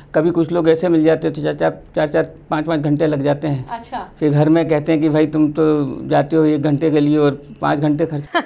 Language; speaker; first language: Hindi; native; Hindi